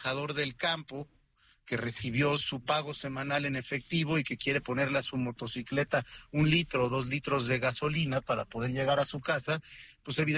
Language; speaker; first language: Spanish; native; Spanish